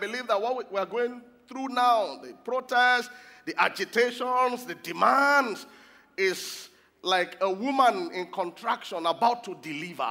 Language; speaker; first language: English; non-native, local second language; Yoruba